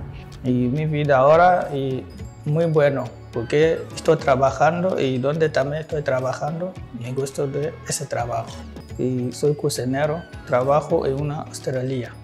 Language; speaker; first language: Spanish; non-native, fluent; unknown